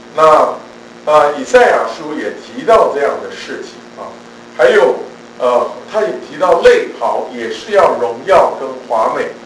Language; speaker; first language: Chinese; native; Chinese